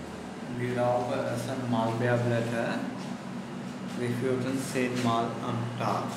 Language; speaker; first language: German; non-native, learner; Sinhala